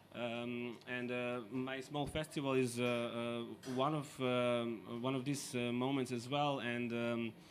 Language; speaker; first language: English; non-native, fluent; Serbian